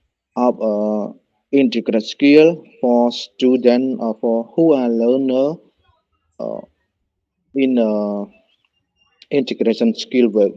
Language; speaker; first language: English; non-native, learner; Khmer